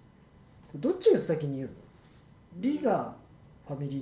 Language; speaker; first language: Japanese; native; Japanese